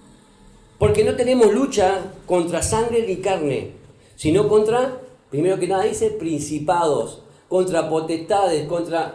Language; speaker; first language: Spanish; native; Spanish